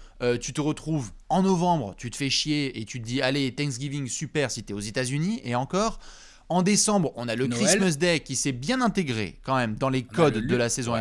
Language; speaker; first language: French; native; French